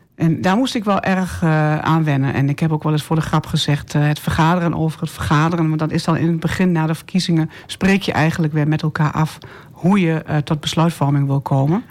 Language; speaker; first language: Dutch; native; Dutch